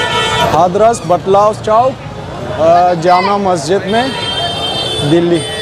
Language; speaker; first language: Hindi; non-native, learner; Persian